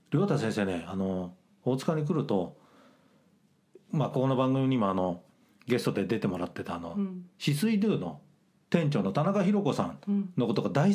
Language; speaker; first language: Japanese; native; Japanese